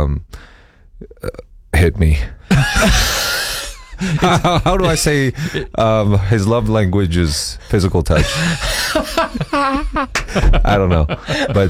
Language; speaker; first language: English; non-native, fluent; Chinese